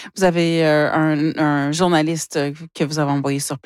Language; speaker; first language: French; native; French